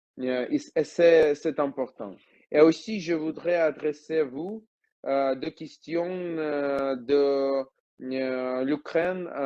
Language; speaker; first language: French; non-native, learner; Ukrainian